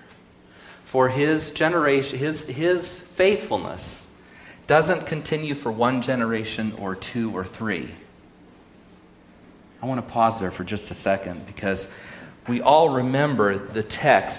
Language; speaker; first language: English; native; English